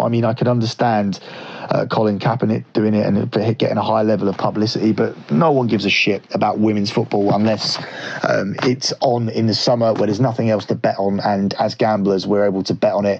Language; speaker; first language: English; native; English